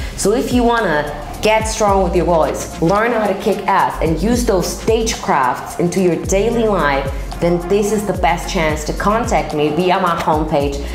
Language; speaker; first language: English; non-native, fluent; German